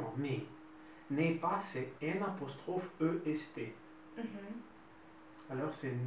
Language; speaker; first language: French; non-native, fluent; Russian